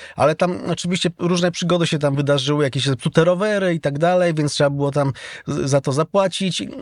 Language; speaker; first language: Polish; native; Polish